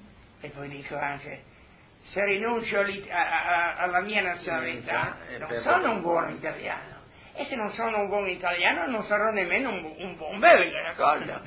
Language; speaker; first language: Italian; non-native, local second language; Friulian